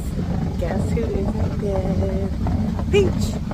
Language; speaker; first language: English; native; English